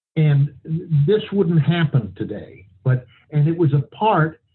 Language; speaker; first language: English; native; English